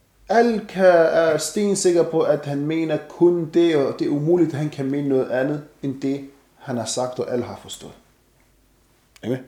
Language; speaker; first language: Danish; non-native, fluent; Arabic